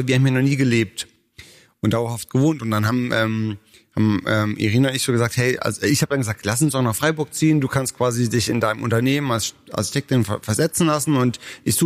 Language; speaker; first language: German; native; German